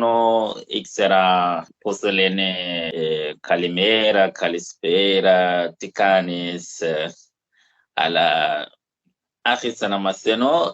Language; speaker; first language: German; non-native, fluent; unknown